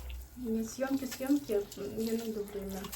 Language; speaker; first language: Russian; native; Russian